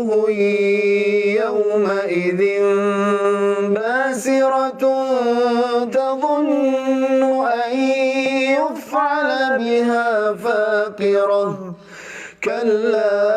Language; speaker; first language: Arabic; native; Arabic